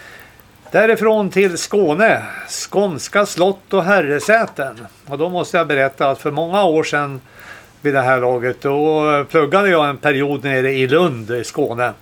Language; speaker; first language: Swedish; native; Swedish